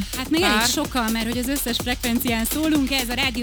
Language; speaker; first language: Hungarian; native; Hungarian